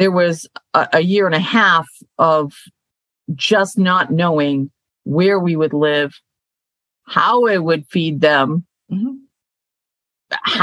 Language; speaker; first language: English; native; English